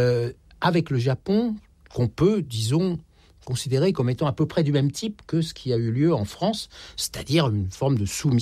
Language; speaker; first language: French; native; French